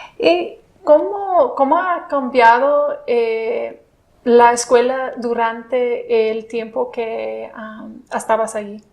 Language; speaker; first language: Spanish; non-native, fluent; English